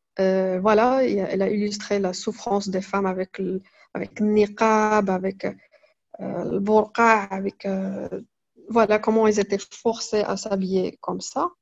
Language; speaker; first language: French; non-native, local second language; Arabic